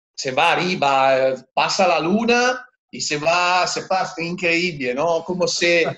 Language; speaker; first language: Spanish; non-native, learner; Italian